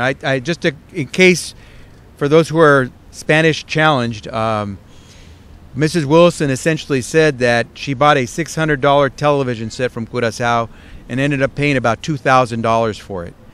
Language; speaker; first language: English; early bilingual, other home language; Spanish